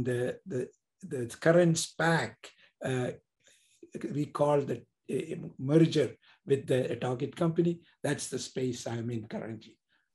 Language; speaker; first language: English; non-native, local second language; Tamil